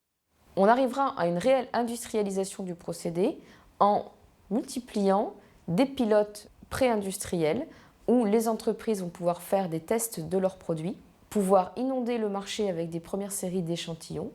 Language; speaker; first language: French; native; French